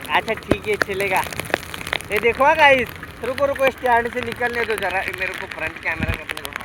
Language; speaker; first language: Hindi; non-native, local second language; Marathi